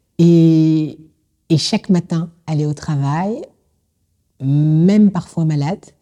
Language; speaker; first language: French; native; French